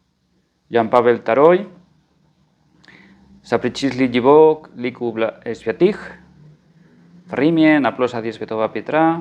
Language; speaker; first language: Russian; non-native, fluent; Spanish